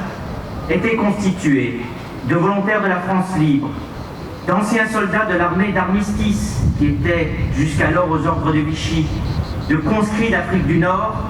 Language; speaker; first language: French; native; French